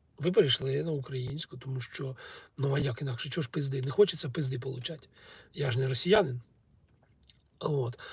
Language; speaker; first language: Ukrainian; non-native, local second language; Russian